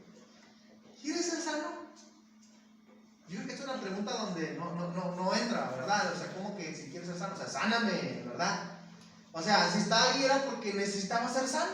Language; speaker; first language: Spanish; native; Spanish